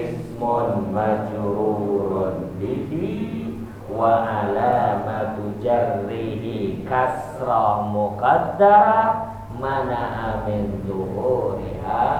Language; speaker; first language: Arabic; non-native, fluent; Indonesian